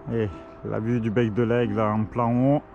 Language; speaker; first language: French; native; French